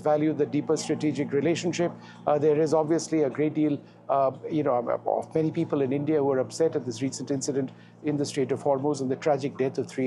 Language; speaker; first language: English; non-native, local second language; Bangla